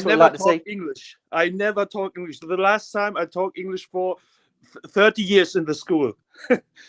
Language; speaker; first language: English; non-native, learner; German